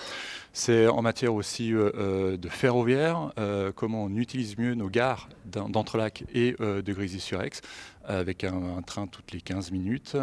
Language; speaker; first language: French; native; French